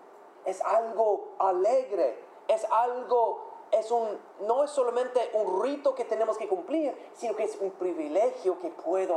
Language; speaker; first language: Spanish; non-native, fluent; English